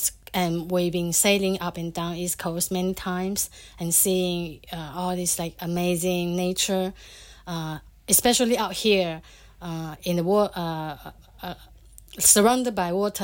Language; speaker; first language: English; non-native, fluent; Chinese